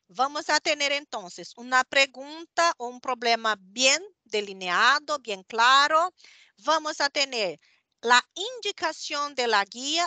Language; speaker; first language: Spanish; non-native, fluent; Portuguese